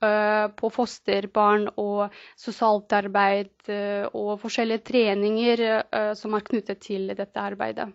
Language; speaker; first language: Norwegian; non-native, fluent; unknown